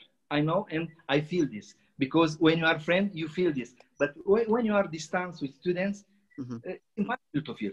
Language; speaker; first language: English; non-native, learner; Romanian